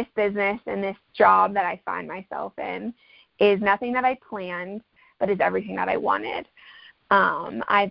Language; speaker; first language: English; native; English